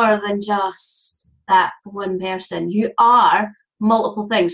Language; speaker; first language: English; native; English